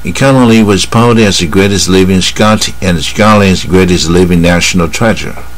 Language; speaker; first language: English; non-native, fluent; Chinese